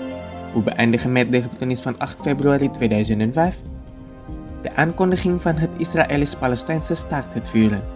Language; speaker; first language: Dutch; non-native, fluent; Indonesian